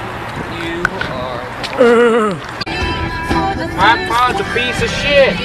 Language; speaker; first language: English; native; English